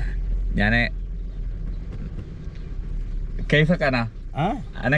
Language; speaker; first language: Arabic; non-native, learner; Malayalam